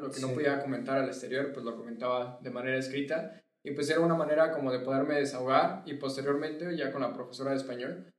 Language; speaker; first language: Spanish; native; Spanish